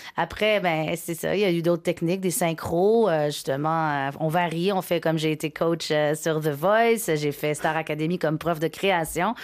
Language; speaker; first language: French; native; French